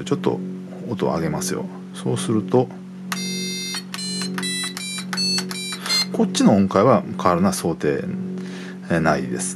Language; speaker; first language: Japanese; native; Japanese